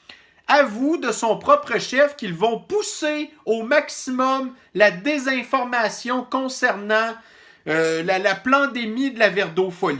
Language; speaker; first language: French; native; French